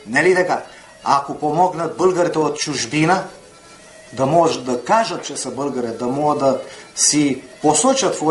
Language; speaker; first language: Bulgarian; early bilingual, heritage; Bulgarian